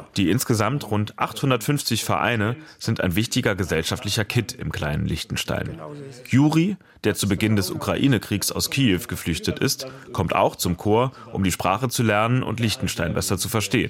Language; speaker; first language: German; native; German